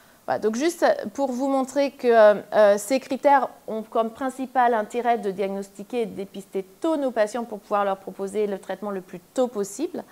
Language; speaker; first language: French; native; French